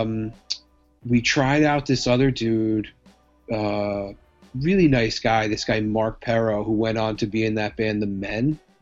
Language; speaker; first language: English; native; English